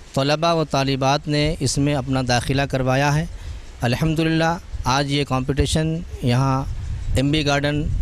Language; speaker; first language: Urdu; native; Urdu